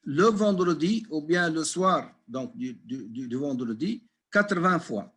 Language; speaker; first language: French; non-native, local second language; Arabic